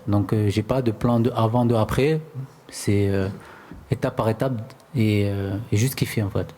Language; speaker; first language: French; native; French